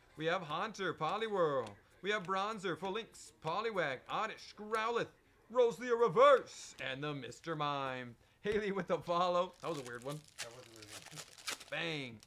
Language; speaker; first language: English; native; English